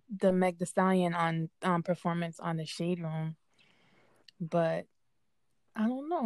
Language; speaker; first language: English; native; English